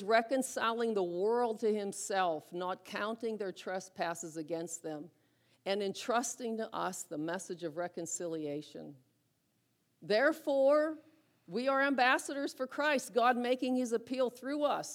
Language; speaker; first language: English; native; English